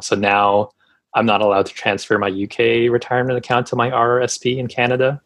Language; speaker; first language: English; non-native, local second language; Filipino